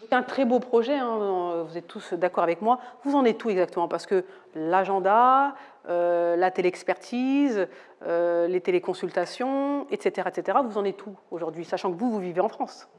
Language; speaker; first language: French; native; French